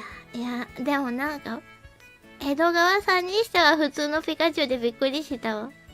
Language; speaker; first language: Japanese; native; Japanese